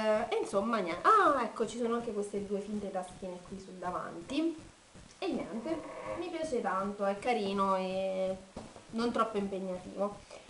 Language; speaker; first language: Italian; native; Italian